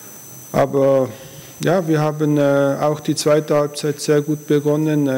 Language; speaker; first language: German; early bilingual, other home language; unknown